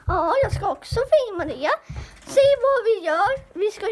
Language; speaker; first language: Swedish; non-native, learner; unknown